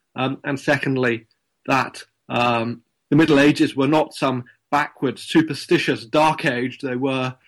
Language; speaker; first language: English; native; English